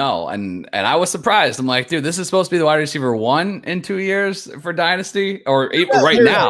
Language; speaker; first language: English; native; English